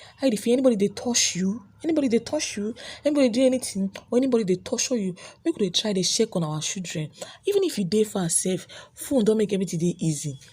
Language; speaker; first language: Nigerian Pidgin; native; Nigerian Pidgin